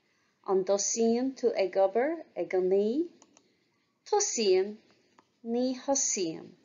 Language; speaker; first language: Irish; non-native, local second language; English